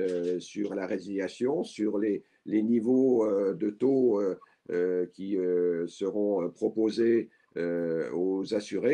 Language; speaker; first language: French; native; French